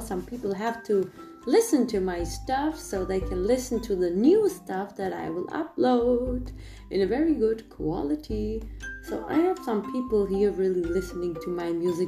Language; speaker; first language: English; non-native, fluent; German